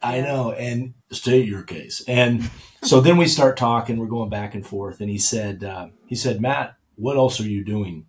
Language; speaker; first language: English; native; English